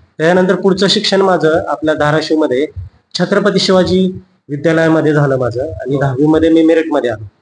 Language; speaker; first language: Marathi; native; Marathi